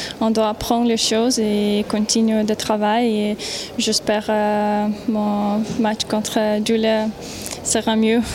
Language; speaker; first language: French; non-native, learner; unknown